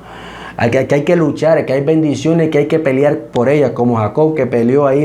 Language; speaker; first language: Spanish; native; Spanish